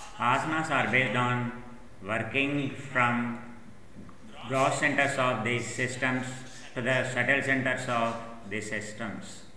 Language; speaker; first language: English; non-native, local second language; Telugu